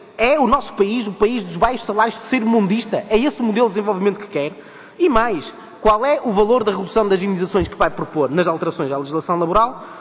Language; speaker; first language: Portuguese; early bilingual, heritage; Portuguese